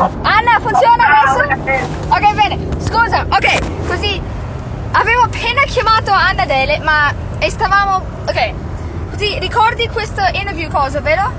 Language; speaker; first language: Italian; non-native, learner; English